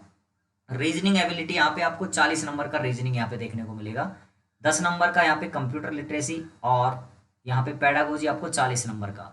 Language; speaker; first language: Hindi; native; Hindi